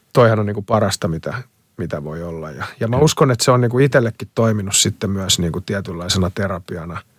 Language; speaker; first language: Finnish; early bilingual, other home language; Spanish